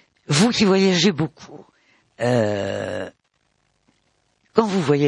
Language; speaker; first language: French; native; French